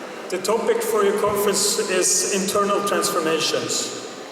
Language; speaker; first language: English; non-native, fluent; Swedish